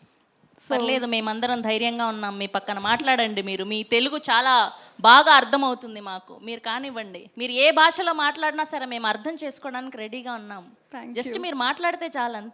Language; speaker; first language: Telugu; native; Telugu